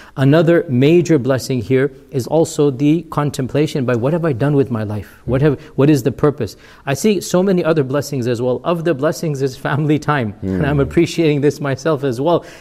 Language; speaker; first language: English; early bilingual, other home language; Urdu